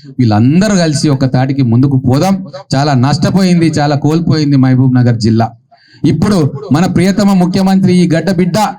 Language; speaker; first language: Telugu; native; Telugu